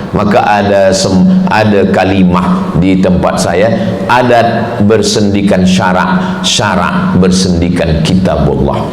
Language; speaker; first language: Malay; native; Malay